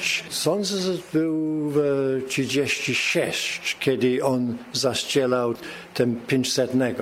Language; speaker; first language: Polish; early bilingual, heritage; English